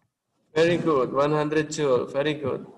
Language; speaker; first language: English; non-native, local second language; Indonesian